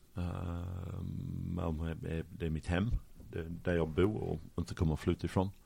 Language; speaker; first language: Swedish; non-native, fluent; English